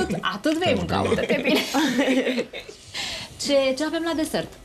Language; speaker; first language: Romanian; native; Romanian